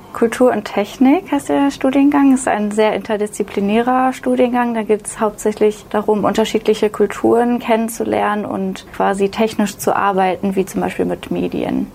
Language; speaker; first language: German; native; German